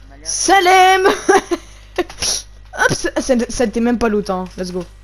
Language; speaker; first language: French; native; French